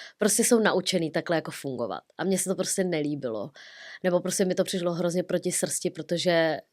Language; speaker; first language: Czech; early bilingual, other home language; Vietnamese